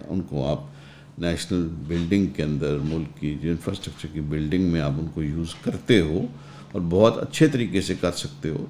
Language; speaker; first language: Urdu; non-native, local second language; Punjabi